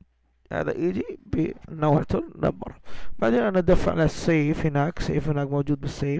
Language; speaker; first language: Arabic; non-native, learner; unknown